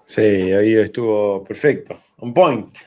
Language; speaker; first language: Spanish; native; Spanish